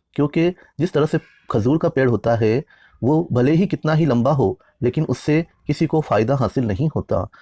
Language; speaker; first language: Hindi; native; Hindi